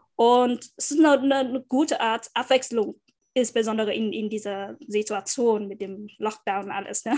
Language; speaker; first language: German; non-native, fluent; Vietnamese